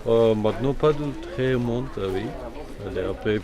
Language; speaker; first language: French; non-native, learner; Persian